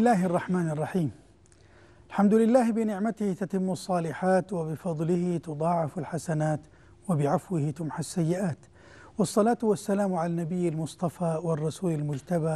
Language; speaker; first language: Arabic; native; Arabic